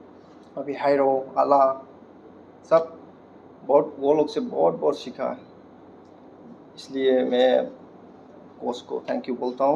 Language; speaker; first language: Hindi; non-native, local second language; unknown